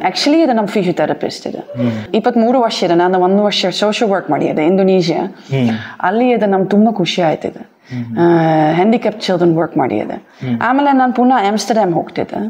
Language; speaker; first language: Kannada; non-native, learner; Dutch